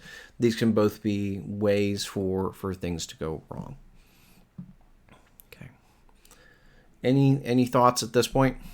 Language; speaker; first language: English; native; English